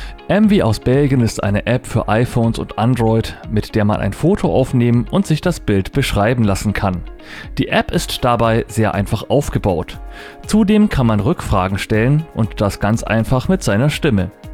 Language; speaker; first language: German; native; German